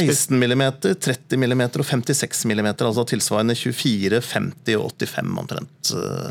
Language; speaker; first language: Norwegian; native; Norwegian